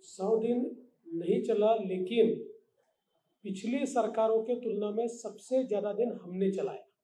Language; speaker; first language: Hindi; non-native, local second language; Marathi